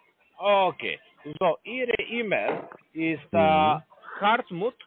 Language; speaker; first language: German; non-native, learner; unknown